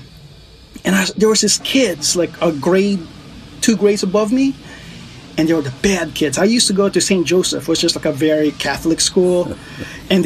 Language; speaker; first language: English; early bilingual, other home language; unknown